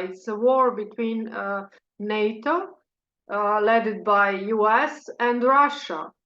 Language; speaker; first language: English; non-native, fluent; Serbian